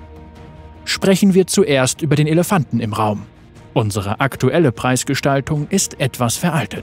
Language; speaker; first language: German; native; German